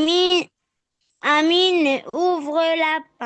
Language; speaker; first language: French; non-native, learner; Arabic